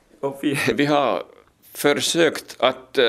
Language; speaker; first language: Swedish; non-native, local second language; Finnish